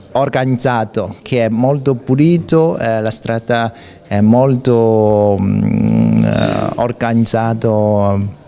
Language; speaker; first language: Italian; non-native, learner; Chinese